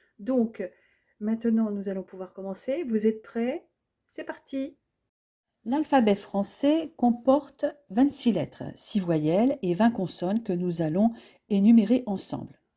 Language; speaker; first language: French; native; French